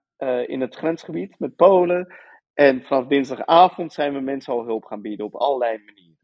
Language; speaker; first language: Dutch; early bilingual, other home language; Persian